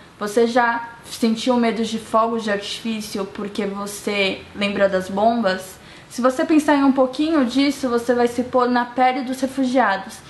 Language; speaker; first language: Portuguese; native; Portuguese